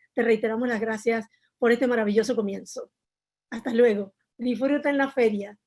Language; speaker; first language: Spanish; native; Spanish